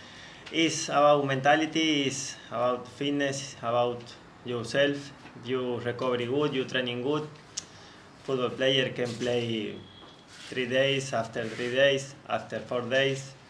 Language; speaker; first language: English; non-native, learner; Spanish